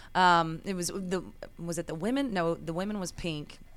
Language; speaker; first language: English; native; English